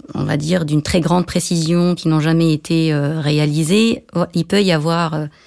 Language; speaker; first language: French; non-native, local second language; Arabic